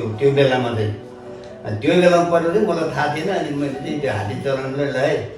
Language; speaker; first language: Nepali; non-native, local second language; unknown